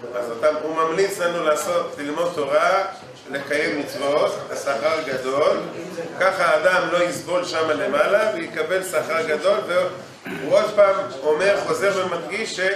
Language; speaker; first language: Hebrew; native; Hebrew